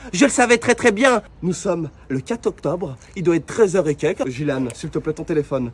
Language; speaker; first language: French; native; French